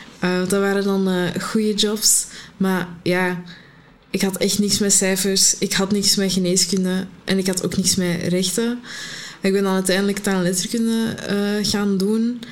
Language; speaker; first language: Dutch; early bilingual, other home language; Arabic